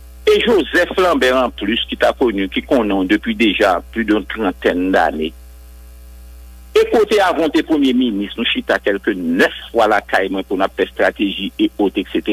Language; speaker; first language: French; non-native, local second language; Haitian Creole